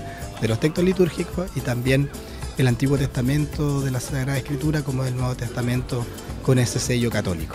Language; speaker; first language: Spanish; native; Spanish